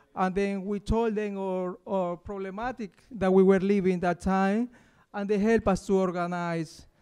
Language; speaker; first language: English; non-native, fluent; Spanish